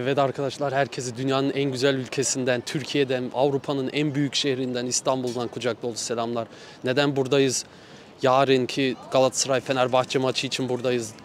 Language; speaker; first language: Turkish; early bilingual, heritage; Turkish